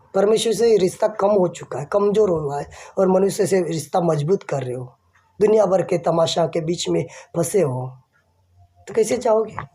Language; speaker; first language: Hindi; non-native, local second language; Marathi